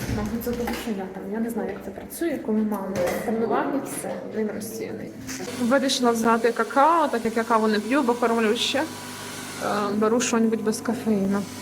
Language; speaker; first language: Ukrainian; native; Ukrainian